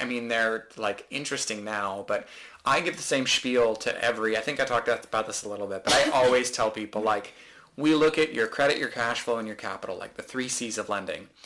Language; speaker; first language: English; native; English